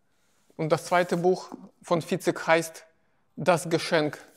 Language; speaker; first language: German; non-native, fluent; Russian